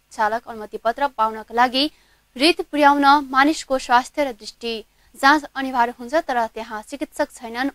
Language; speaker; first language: Nepali; non-native, local second language; Maithili